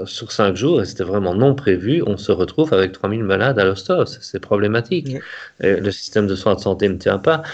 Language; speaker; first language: French; native; French